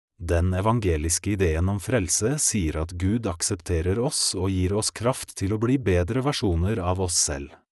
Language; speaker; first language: Norwegian; non-native, fluent; Polish